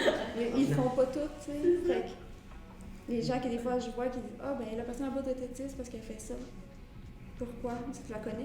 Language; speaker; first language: French; native; French